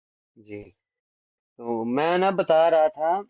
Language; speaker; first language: Hindi; non-native, local second language; Punjabi